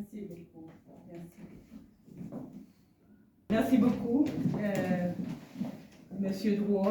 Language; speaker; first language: French; non-native, fluent; Spanish